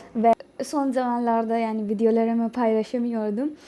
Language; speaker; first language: Turkish; non-native, fluent; Urdu